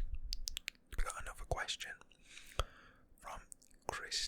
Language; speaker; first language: English; native; English